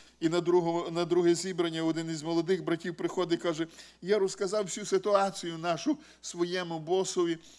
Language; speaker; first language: Ukrainian; native; Ukrainian